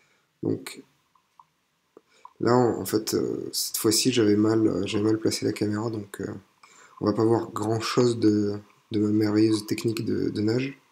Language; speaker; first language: French; native; French